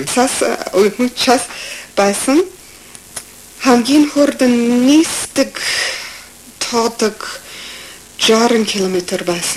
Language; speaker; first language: Mongolian; non-native, fluent; English